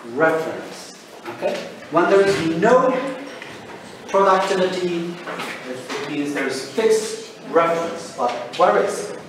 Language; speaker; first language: English; non-native, fluent; Turkish